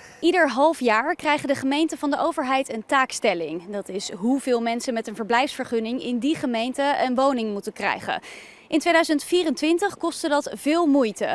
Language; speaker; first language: Dutch; native; Dutch